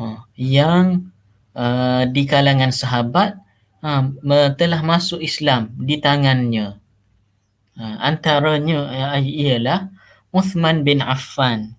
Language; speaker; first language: Malay; native; Malay